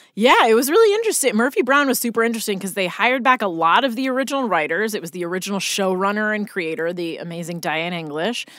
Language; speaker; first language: English; native; English